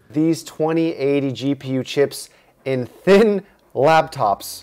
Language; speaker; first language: English; native; English